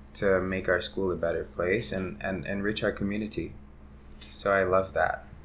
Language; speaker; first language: English; early bilingual, other home language; Hindi